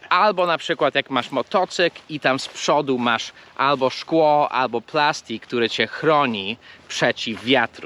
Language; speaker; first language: Polish; early bilingual, heritage; English